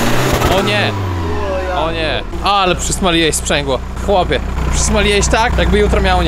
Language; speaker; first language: Polish; native; Polish